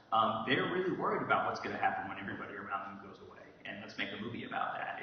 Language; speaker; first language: English; native; English